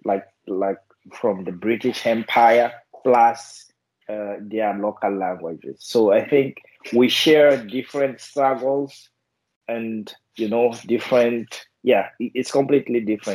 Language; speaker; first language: English; non-native, fluent; Portuguese